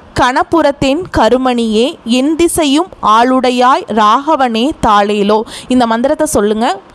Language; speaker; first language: Tamil; native; Tamil